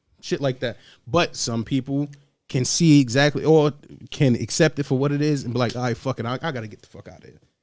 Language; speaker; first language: English; native; English